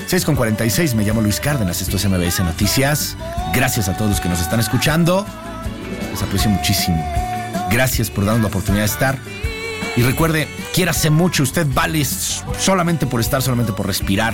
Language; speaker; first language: Spanish; native; Spanish